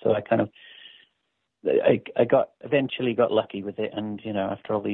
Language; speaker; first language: English; native; English